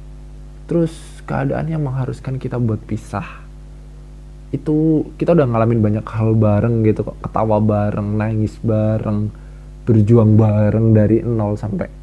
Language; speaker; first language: Indonesian; native; Indonesian